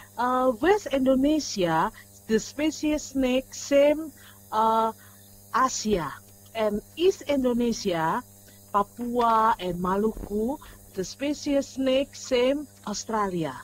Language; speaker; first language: English; non-native, learner; Indonesian